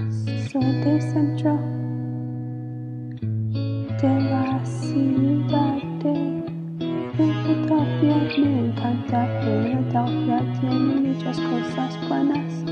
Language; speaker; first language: Spanish; non-native, learner; English